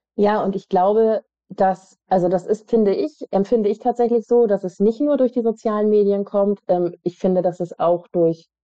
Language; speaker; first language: German; native; German